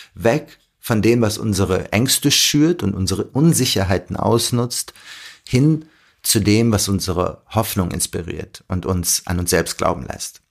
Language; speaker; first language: German; early bilingual, other home language; Arabic